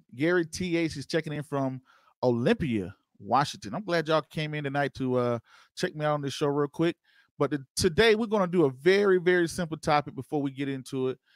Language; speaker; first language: English; native; English